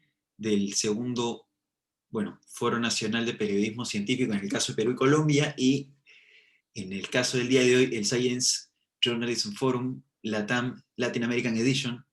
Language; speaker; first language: Spanish; native; Spanish